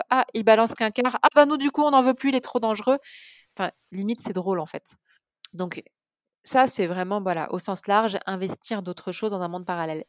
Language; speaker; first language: French; early bilingual, other home language; Arabic